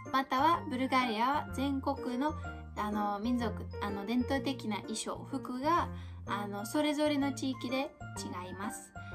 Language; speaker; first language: Japanese; non-native, fluent; Bulgarian